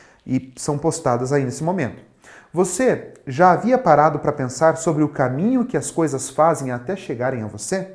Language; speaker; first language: Portuguese; native; Portuguese